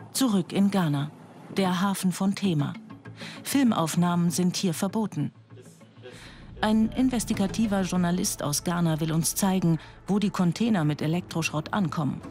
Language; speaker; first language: German; native; German